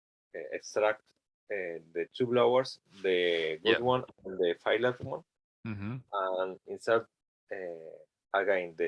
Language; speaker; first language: English; non-native, learner; Spanish